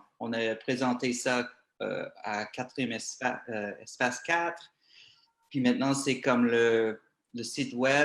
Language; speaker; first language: French; non-native, local second language; English